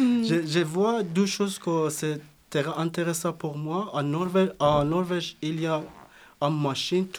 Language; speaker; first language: French; non-native, learner; Persian